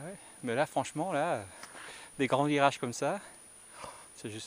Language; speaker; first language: French; native; French